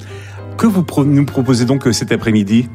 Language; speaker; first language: French; native; French